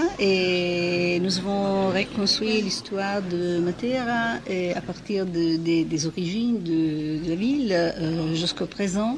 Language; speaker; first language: French; non-native, fluent; Italian